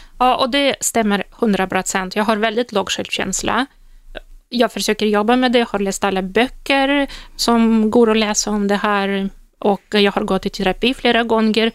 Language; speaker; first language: Swedish; non-native, fluent; Russian